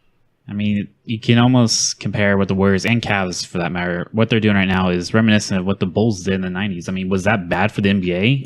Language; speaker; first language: English; native; English